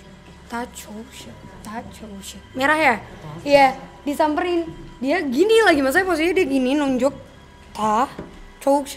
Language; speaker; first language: Indonesian; native; Indonesian